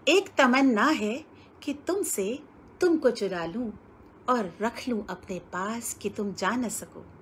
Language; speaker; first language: Hindi; native; Hindi